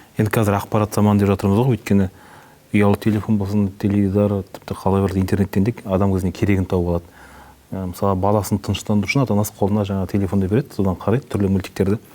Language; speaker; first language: Kazakh; native; Kazakh